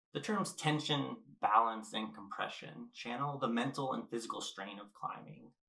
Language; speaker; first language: English; native; English